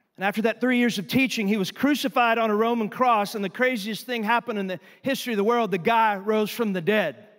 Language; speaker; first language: English; native; English